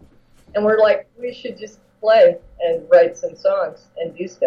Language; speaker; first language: English; native; English